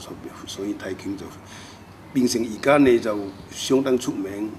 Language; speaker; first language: Cantonese; non-native, local second language; Min Nan Chinese